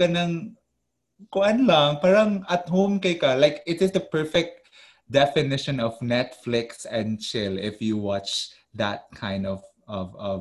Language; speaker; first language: English; non-native, local second language; Cebuano